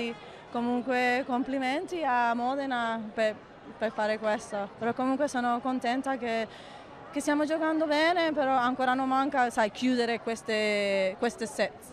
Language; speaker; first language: Italian; non-native, learner; Spanish